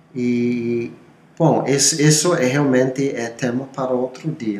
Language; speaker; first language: Portuguese; non-native, fluent; English